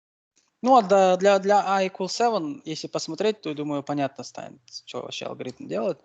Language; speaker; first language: Russian; native; Russian